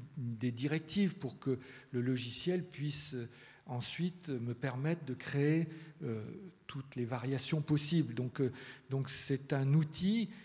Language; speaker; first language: French; early bilingual, heritage; Spanish